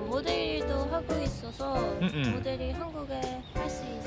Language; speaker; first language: Korean; non-native, learner; Dutch